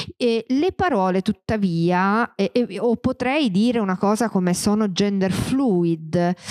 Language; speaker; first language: Italian; native; Italian